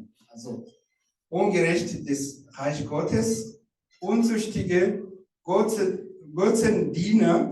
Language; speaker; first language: German; non-native, learner; Rundi